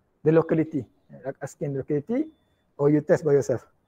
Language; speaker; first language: English; non-native, local second language; Malay